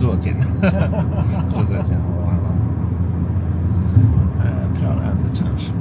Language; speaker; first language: Chinese; non-native, learner; Polish